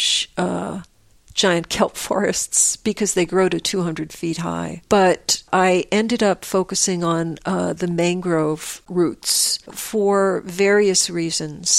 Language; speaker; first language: English; native; English